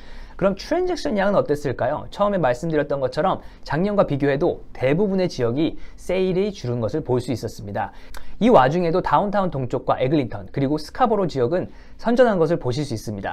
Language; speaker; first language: Korean; native; Korean